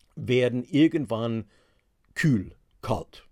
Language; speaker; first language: German; non-native, fluent; English